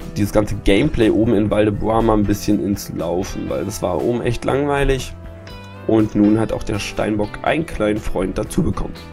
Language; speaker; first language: German; native; German